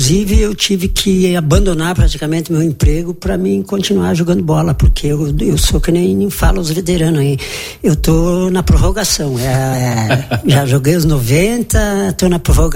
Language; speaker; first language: Portuguese; native; Portuguese